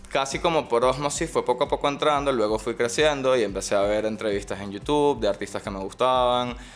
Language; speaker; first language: Spanish; native; Spanish